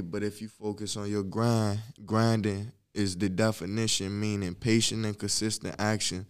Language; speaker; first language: English; native; English